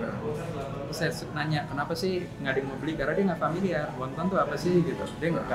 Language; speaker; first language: Indonesian; native; Indonesian